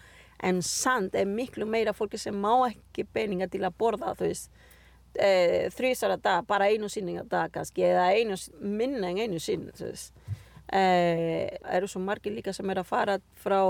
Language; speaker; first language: Icelandic; non-native, learner; Spanish